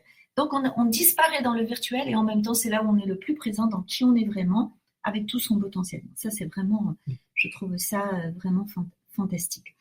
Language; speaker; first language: French; native; French